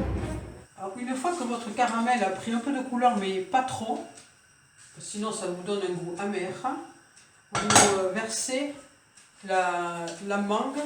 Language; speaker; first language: French; native; French